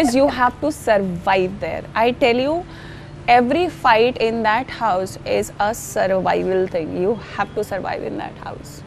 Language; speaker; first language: English; non-native, local second language; Hindi